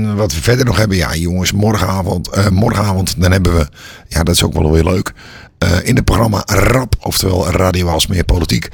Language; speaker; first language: Dutch; native; Dutch